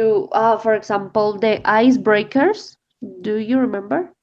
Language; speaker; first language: English; non-native, fluent; Spanish